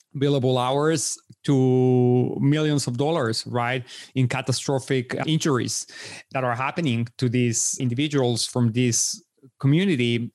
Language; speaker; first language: English; non-native, fluent; Spanish